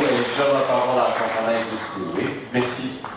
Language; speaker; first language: French; non-native, fluent; Indonesian